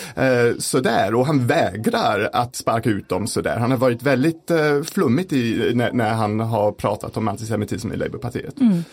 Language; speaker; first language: Swedish; non-native, fluent; English